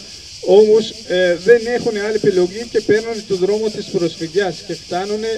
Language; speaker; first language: Greek; non-native, fluent; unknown